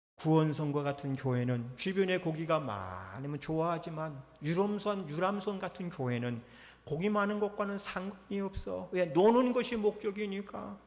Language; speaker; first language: Korean; native; Korean